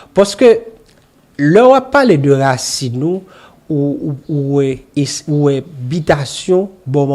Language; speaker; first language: Haitian Creole; native; Haitian Creole